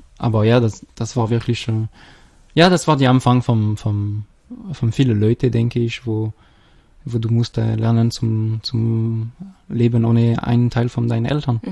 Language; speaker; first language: German; non-native, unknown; French